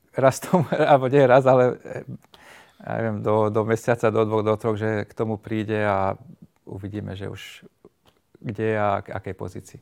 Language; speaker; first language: Slovak; non-native, local second language; Hungarian